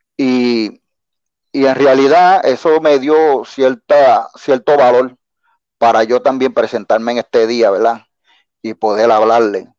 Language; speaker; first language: Spanish; native; Spanish